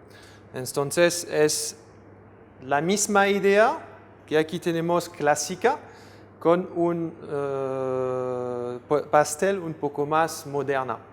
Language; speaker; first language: Spanish; non-native, fluent; French